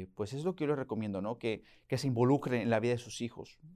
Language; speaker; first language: Spanish; early bilingual, heritage; Spanish